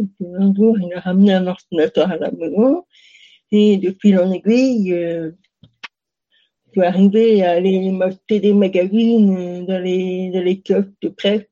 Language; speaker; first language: French; native; French